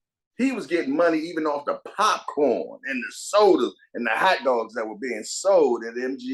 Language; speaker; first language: English; native; English